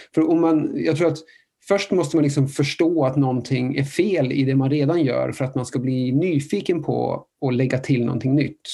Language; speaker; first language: Swedish; non-native, fluent; Norwegian